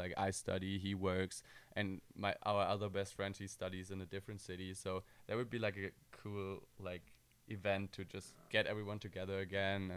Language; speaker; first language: English; non-native, fluent; German